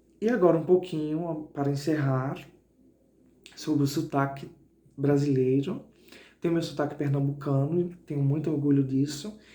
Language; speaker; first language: Portuguese; native; Portuguese